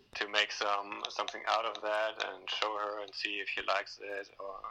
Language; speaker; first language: English; non-native, fluent; Danish